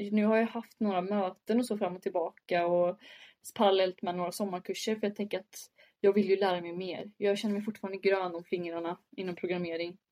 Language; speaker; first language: Swedish; early bilingual, other home language; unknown